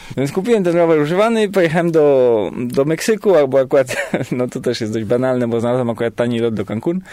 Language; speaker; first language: Polish; native; Polish